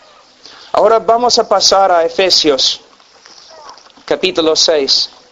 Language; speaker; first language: Spanish; non-native, fluent; English